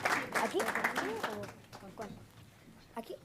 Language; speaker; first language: Spanish; non-native, learner; English